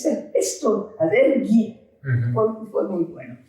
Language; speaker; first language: Spanish; early bilingual, heritage; Ladino